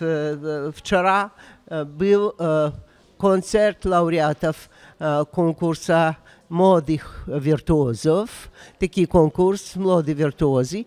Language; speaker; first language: Polish; non-native, learner; Russian